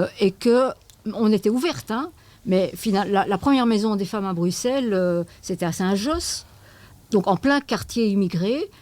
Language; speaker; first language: French; native; French